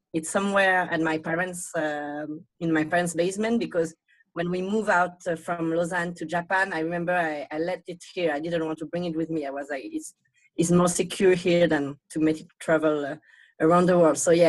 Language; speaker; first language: English; non-native, fluent; Vietnamese